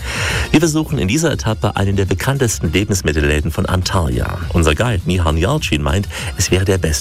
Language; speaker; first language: German; native; German